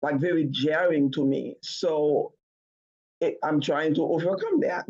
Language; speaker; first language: English; non-native, fluent; Haitian Creole